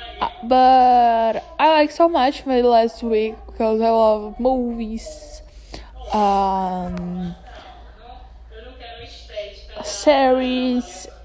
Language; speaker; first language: English; non-native, learner; Portuguese